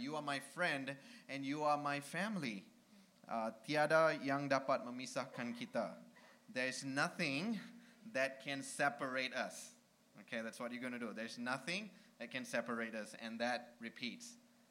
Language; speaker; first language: English; non-native, local second language; Malay